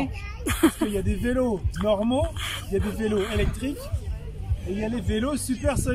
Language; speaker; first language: French; native; French